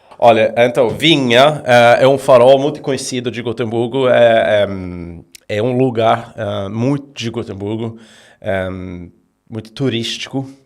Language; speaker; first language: Portuguese; non-native, fluent; Swedish